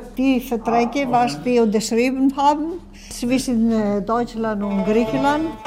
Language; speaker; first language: German; non-native, learner; Greek